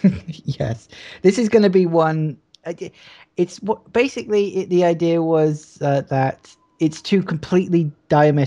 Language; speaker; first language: English; native; English